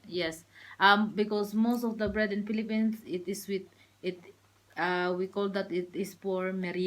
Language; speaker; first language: English; non-native, learner; Filipino